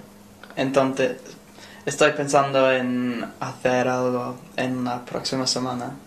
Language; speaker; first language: Spanish; non-native, learner; English